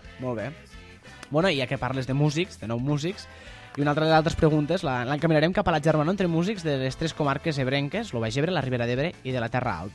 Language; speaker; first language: Catalan; native; Catalan